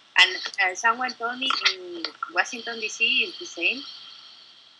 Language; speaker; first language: English; non-native, learner; Spanish